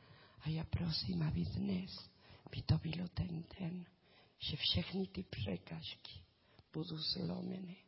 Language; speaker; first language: Czech; non-native, learner; Spanish